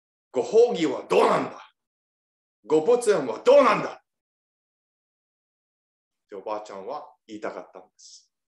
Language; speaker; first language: Japanese; early bilingual, heritage; Japanese